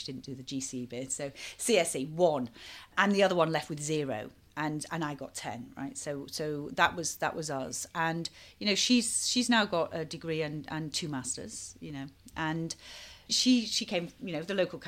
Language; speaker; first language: English; native; English